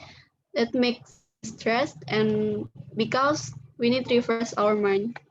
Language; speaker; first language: English; non-native, learner; Indonesian